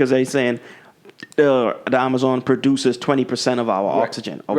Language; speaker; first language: English; native; English